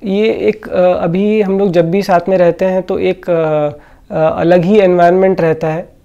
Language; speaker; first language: Hindi; non-native, local second language; Odia